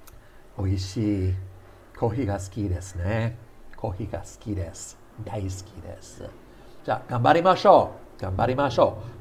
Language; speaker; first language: Japanese; non-native, fluent; English